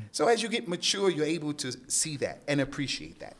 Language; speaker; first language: English; native; English